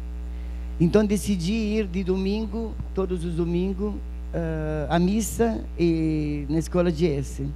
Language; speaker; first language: Portuguese; non-native, fluent; Italian